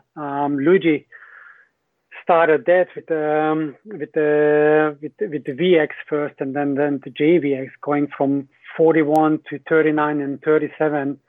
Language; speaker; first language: English; non-native, fluent; Hungarian